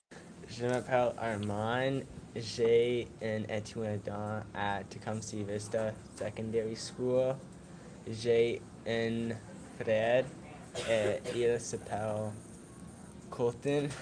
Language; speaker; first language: French; non-native, learner; English